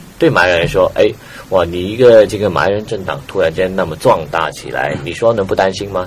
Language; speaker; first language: Chinese; native; Chinese